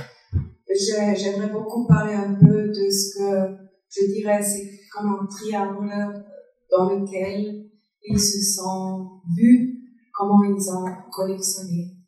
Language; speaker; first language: French; non-native, fluent; German